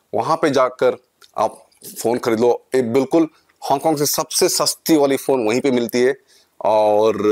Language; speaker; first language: Hindi; non-native, local second language; Kannada